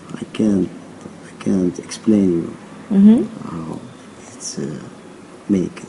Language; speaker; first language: English; non-native, learner; Arabic